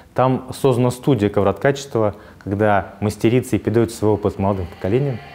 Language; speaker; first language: Russian; native; Russian